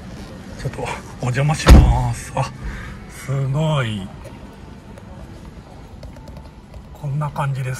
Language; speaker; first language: Japanese; native; Japanese